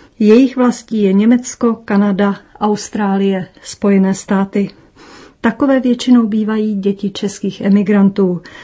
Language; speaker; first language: Czech; native; Czech